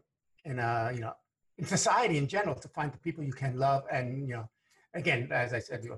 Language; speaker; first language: English; early bilingual, other home language; Spanish